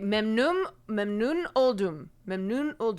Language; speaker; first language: Turkish; non-native, learner; English